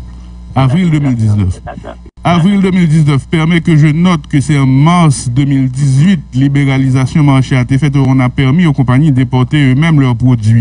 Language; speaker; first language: French; non-native, local second language; Haitian Creole